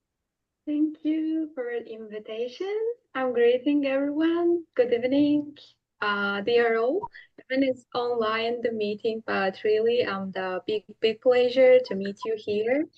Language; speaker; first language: English; non-native, fluent; Azerbaijani